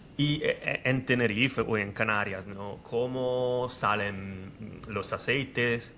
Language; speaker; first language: Spanish; non-native, learner; Italian